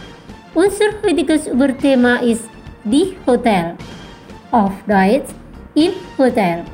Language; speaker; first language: German; non-native, fluent; Indonesian